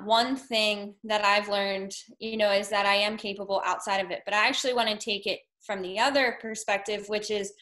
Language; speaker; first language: English; native; English